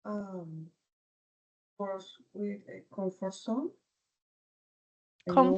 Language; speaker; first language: English; non-native, learner; Spanish